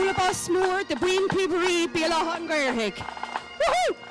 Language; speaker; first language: Irish; native; Irish